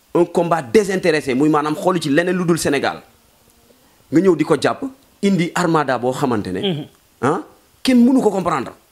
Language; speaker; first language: Wolof; non-native, local second language; Jola-Fonyi